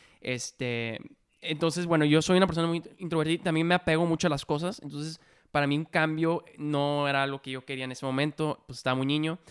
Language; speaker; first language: Spanish; native; Spanish